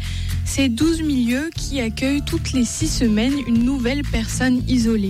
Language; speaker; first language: French; native; French